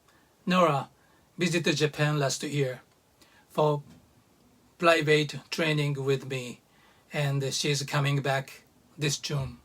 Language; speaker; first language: English; non-native, learner; Japanese